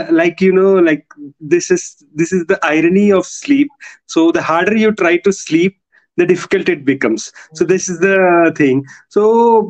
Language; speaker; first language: English; non-native, local second language; Telugu